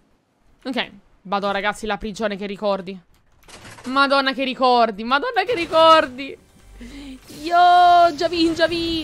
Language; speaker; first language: Italian; native; Italian